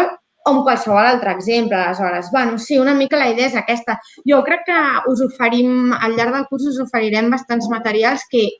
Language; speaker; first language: Catalan; native; Catalan